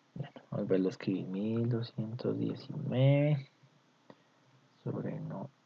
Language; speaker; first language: Spanish; native; Spanish